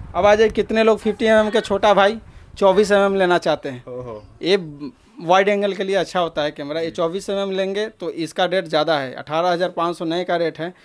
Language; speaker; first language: Hindi; native; Hindi